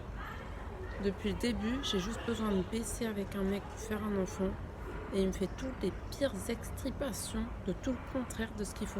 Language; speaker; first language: French; native; French